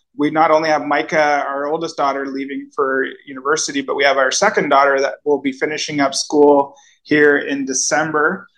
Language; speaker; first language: English; native; English